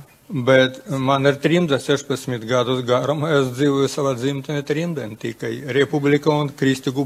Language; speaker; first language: Latvian; non-native, local second language; Russian